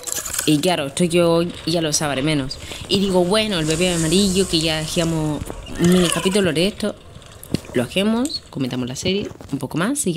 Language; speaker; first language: Spanish; native; Spanish